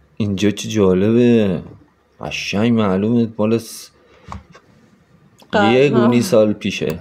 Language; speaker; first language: Persian; native; Persian